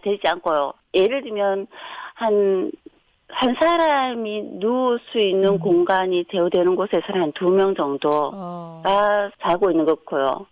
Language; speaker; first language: Korean; native; Korean